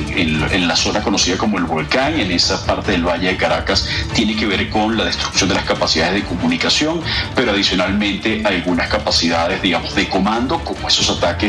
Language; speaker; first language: Spanish; native; Spanish